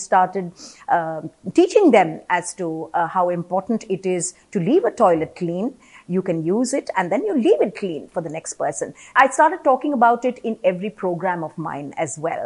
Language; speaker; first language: English; non-native, local second language; Malayalam